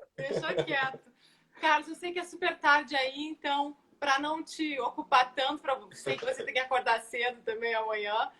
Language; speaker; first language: Portuguese; native; Portuguese